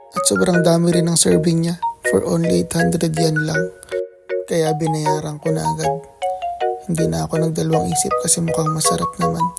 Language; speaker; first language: Filipino; native; Filipino